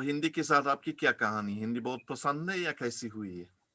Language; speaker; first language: Hindi; non-native, fluent; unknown